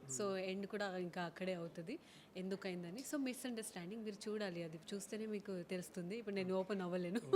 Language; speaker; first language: Telugu; non-native, fluent; Hindi